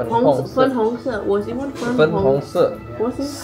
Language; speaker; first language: Chinese; non-native, learner; Indonesian